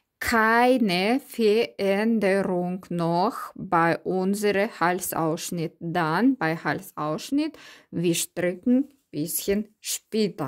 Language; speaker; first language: German; non-native, learner; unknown